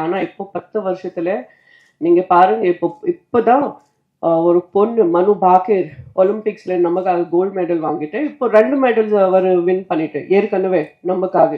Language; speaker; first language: Tamil; non-native, fluent; Hindi